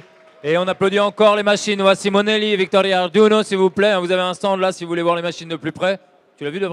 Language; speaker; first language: French; native; French